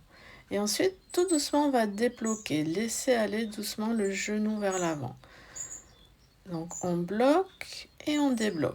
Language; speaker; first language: French; native; French